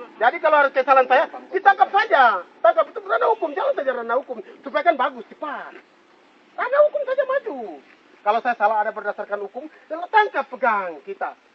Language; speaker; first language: Indonesian; native; Indonesian